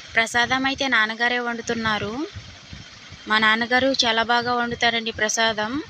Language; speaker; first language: Telugu; non-native, local second language; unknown